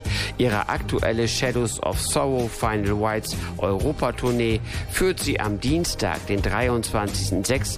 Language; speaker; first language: German; native; German